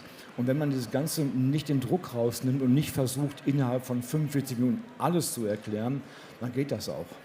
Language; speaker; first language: German; native; German